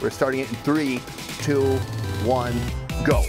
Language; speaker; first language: English; native; English